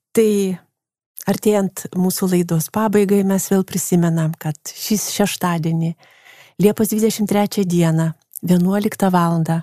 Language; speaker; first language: Lithuanian; native; Lithuanian